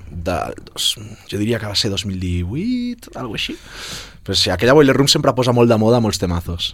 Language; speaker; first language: Catalan; native; Catalan